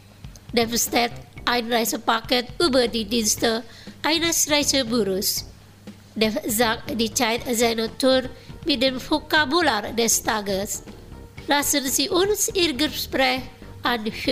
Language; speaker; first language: German; non-native, fluent; Indonesian